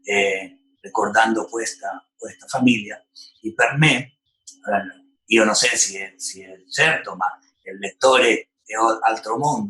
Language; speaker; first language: Italian; non-native, learner; Spanish